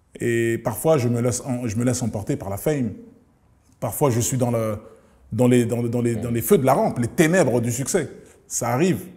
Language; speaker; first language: French; early bilingual, other home language; Lingala